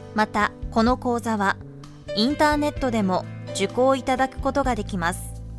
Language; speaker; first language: Japanese; native; Japanese